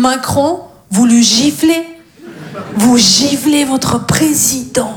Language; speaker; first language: French; non-native, fluent; Russian